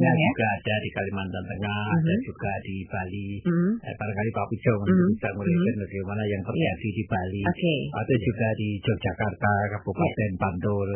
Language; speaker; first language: Indonesian; non-native, local second language; Javanese